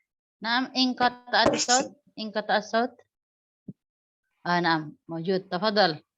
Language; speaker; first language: Arabic; non-native, fluent; Indonesian